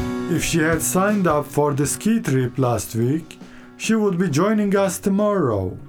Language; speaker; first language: English; non-native, fluent; Turkish